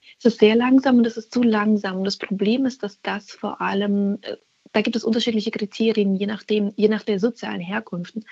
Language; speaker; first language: German; early bilingual, other home language; Russian